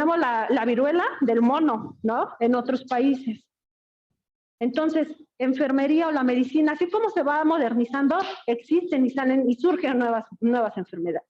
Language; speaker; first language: Spanish; native; Spanish